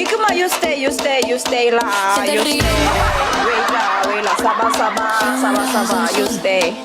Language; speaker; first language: English; non-native, learner; Thai